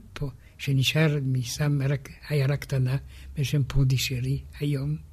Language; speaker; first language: Hebrew; non-native, fluent; Romanian